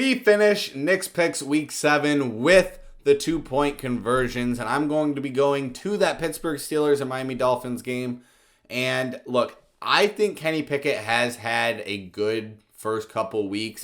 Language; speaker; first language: English; native; English